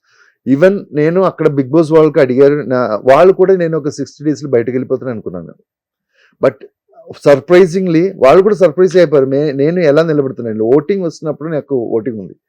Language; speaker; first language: Telugu; non-native, learner; Malayalam